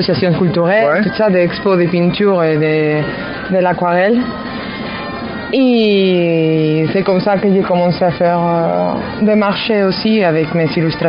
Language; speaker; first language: French; non-native, fluent; Spanish